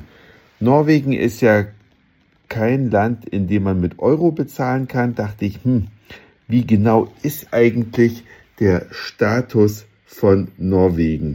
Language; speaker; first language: German; native; German